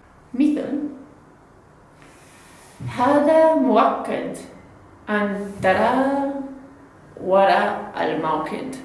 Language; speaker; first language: Arabic; non-native, learner; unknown